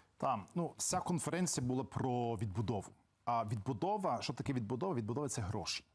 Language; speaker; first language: Ukrainian; early bilingual, heritage; Ukrainian